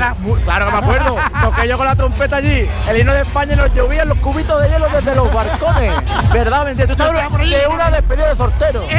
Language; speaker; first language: Spanish; native; Spanish